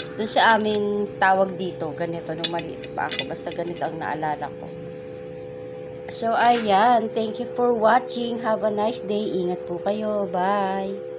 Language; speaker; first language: Filipino; non-native, local second language; Bikol